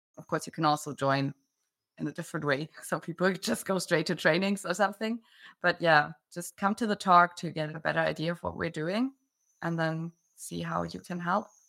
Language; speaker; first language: English; non-native, fluent; German